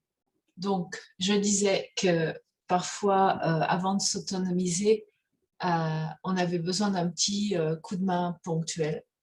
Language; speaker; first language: French; native; French